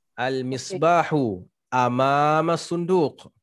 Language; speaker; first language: Arabic; non-native, fluent; Malay